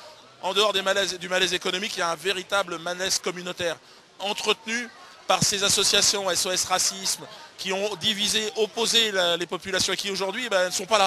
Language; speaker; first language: French; native; French